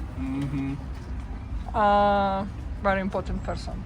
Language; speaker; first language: English; non-native, learner; Ukrainian